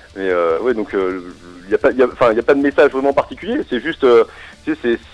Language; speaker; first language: French; native; French